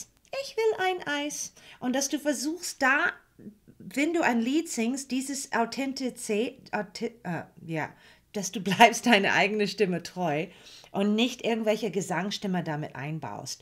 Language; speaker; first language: German; non-native, fluent; English